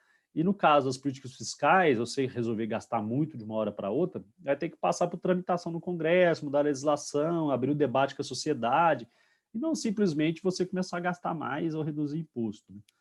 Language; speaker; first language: Portuguese; native; Portuguese